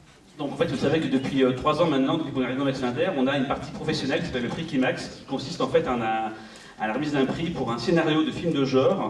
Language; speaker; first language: French; native; French